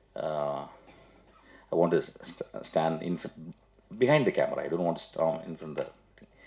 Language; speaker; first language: English; non-native, local second language; Tamil